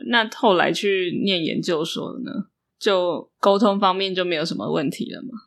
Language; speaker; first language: Chinese; native; Chinese